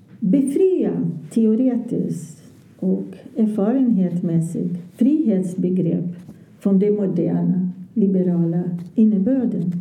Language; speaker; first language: Swedish; non-native, fluent; Portuguese